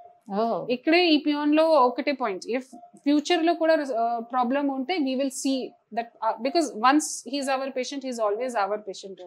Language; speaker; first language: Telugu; non-native, fluent; Hindi